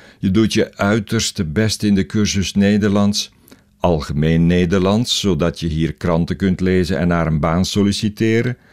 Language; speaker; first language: Dutch; native; Dutch